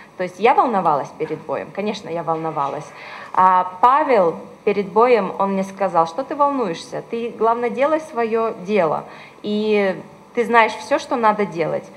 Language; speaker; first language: Russian; native; Russian